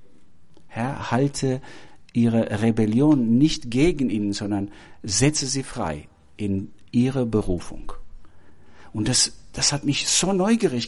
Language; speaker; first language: German; non-native, fluent; Albanian